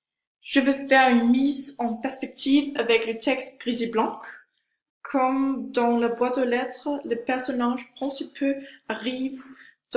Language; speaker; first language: French; non-native, learner; Danish